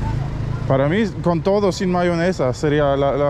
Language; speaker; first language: Spanish; non-native, learner; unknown